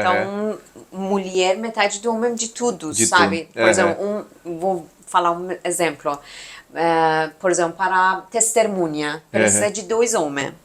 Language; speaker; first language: Portuguese; non-native, learner; Persian